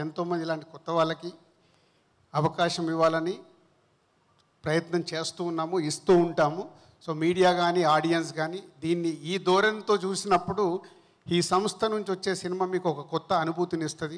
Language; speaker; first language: Telugu; native; Telugu